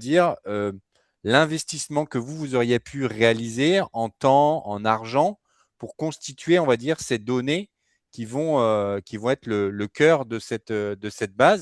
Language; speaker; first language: French; native; French